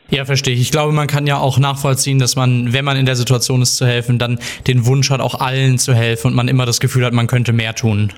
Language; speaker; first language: German; native; German